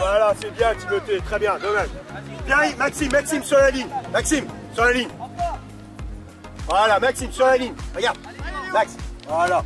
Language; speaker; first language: French; native; French